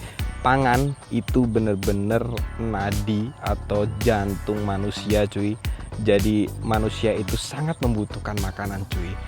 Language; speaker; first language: Indonesian; native; Indonesian